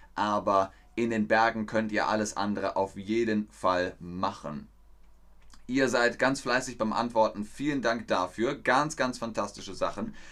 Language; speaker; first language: German; native; German